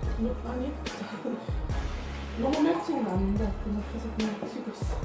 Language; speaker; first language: Korean; non-native, learner; Dutch